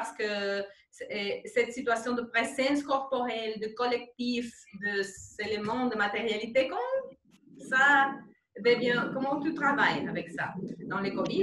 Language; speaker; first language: French; non-native, learner; Spanish